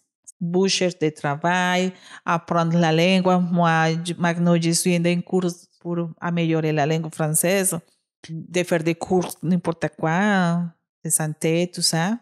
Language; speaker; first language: French; non-native, learner; Spanish